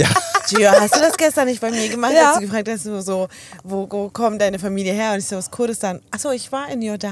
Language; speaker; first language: German; early bilingual, other home language; Arabic